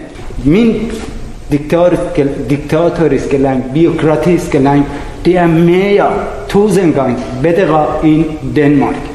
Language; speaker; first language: Danish; non-native, learner; Persian